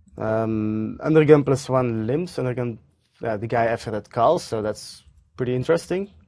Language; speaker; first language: English; non-native, fluent; Dutch